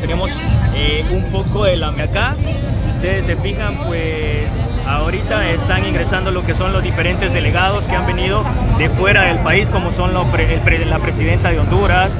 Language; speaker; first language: Spanish; native; Spanish